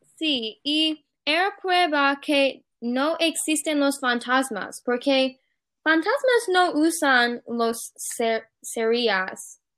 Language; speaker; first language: Spanish; non-native, learner; English